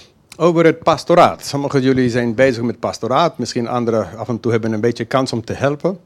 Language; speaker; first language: Dutch; non-native, fluent; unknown